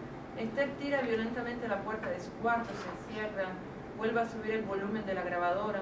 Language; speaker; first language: Spanish; native; Spanish